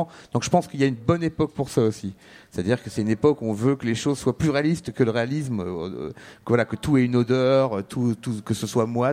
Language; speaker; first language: French; native; French